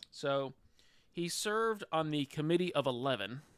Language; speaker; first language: English; native; English